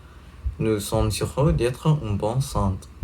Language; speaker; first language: French; non-native, learner; English